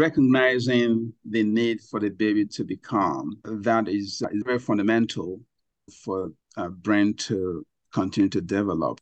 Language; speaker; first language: English; non-native, local second language; Igbo